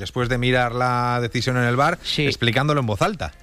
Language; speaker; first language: Spanish; native; Spanish